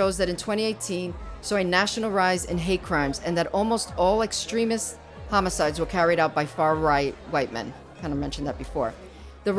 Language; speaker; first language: English; early bilingual, other home language; Spanish